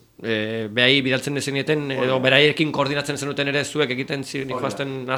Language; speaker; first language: Basque; native; Basque